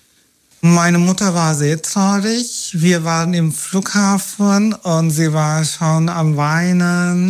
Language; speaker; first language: German; non-native, fluent; Turkish